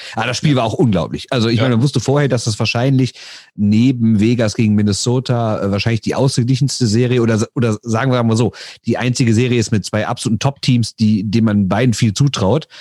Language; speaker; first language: German; native; German